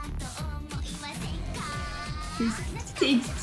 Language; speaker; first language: Japanese; non-native, learner; English